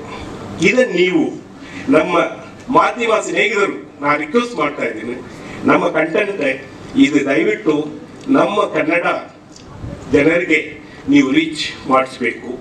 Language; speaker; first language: Kannada; non-native, learner; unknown